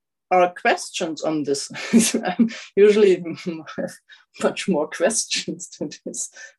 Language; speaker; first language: English; non-native, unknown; German